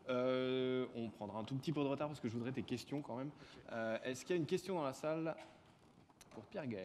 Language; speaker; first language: French; native; French